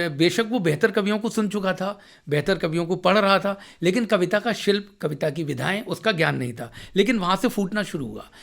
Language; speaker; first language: Hindi; native; Hindi